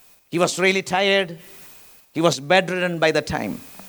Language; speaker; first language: English; non-native, local second language; Malayalam